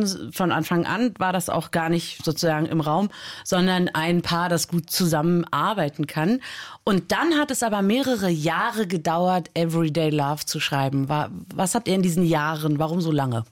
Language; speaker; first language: German; native; German